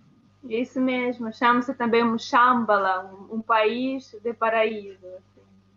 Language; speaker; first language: Portuguese; non-native, fluent; Russian